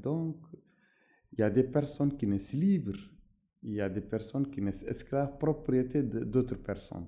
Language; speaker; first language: French; non-native, local second language; Arabic